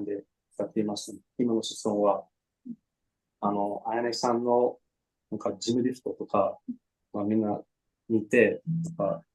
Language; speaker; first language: Japanese; non-native, learner; English